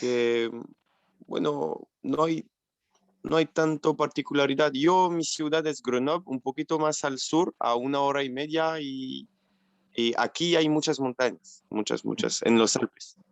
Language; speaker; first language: Spanish; non-native, fluent; French